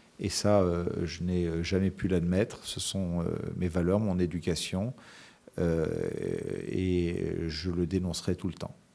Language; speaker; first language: French; native; French